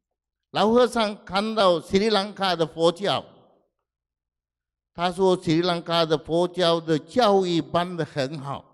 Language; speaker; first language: Chinese; non-native, fluent; Sinhala